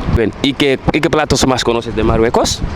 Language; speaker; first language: Spanish; non-native, fluent; Fula